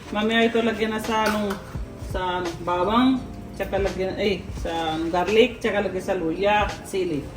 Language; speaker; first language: Filipino; non-native, learner; Punjabi